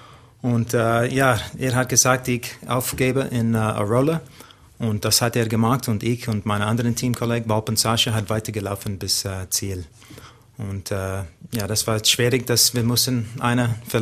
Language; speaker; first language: German; non-native, learner; English